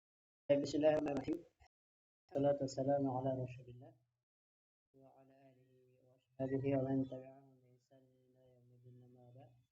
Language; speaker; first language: Arabic; non-native, fluent; Indonesian